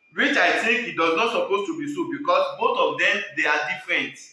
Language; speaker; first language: English; non-native, local second language; Yoruba